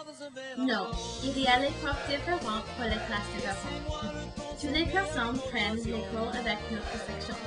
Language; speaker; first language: French; non-native, learner; English